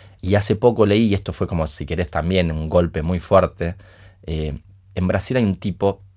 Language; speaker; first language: Spanish; early bilingual, other home language; Portuguese